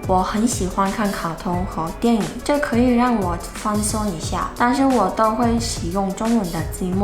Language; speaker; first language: Chinese; non-native, fluent; Mongolian